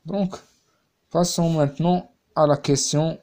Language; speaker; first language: French; non-native, local second language; Arabic